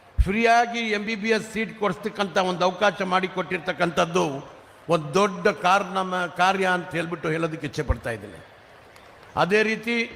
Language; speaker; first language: Kannada; non-native, local second language; Urdu